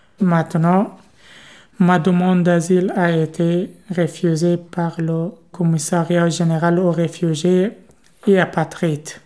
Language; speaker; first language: French; non-native, learner; Persian